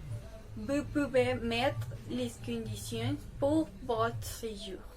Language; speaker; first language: French; non-native, learner; Spanish